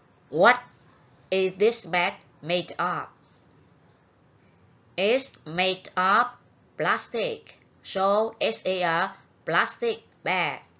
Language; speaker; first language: English; non-native, fluent; Vietnamese